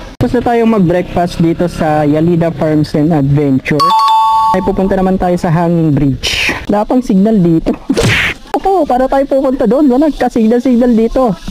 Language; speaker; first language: Filipino; non-native, local second language; Iloko